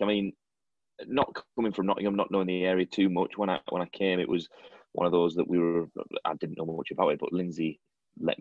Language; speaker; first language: English; native; English